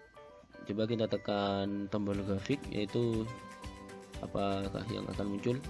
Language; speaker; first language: Indonesian; native; Indonesian